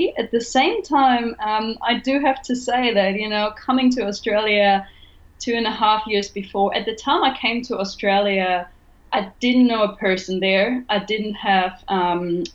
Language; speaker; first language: English; non-native, fluent; German